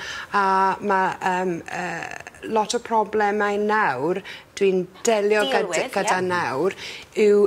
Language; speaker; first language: Welsh; non-native, learner; English